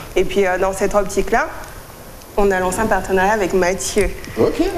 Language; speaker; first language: French; native; French